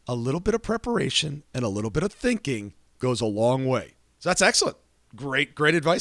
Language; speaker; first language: English; native; English